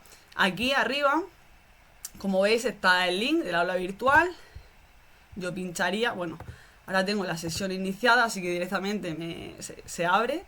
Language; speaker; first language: Spanish; native; Spanish